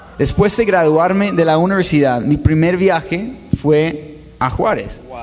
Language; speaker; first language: Spanish; non-native, fluent; English